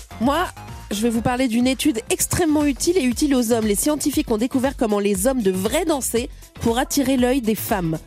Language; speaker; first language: French; native; French